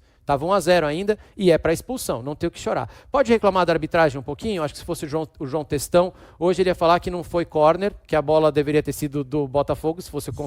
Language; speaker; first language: Portuguese; native; Portuguese